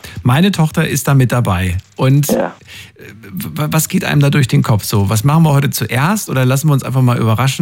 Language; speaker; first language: German; native; German